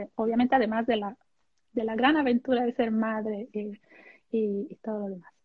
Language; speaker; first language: Spanish; non-native, fluent; Italian